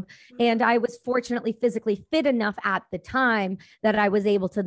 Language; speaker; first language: English; native; English